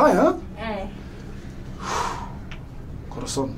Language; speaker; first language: Spanish; non-native, learner; English